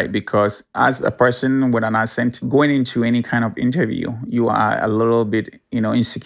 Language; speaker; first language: English; non-native, local second language; Ewe